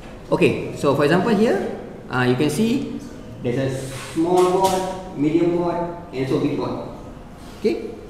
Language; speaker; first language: English; non-native, local second language; Malay